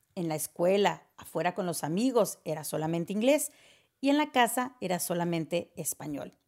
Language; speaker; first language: Spanish; early bilingual, heritage; Spanish